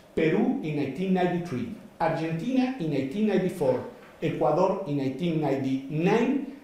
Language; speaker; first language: English; non-native, fluent; Spanish